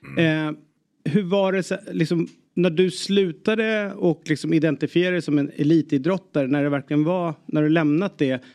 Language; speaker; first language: Swedish; native; Swedish